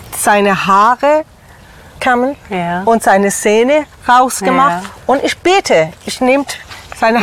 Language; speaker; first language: German; non-native, learner; Persian